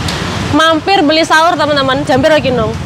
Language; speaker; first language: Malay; non-native, local second language; Javanese